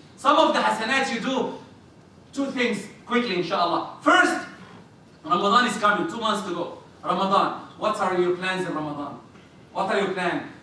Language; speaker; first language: English; non-native, fluent; Arabic